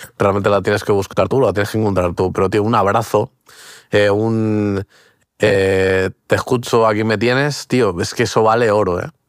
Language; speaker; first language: Spanish; early bilingual, other home language; Portuguese